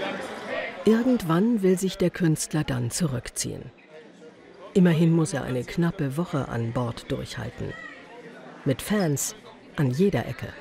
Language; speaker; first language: German; native; German